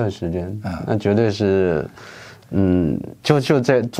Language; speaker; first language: Chinese; native; Chinese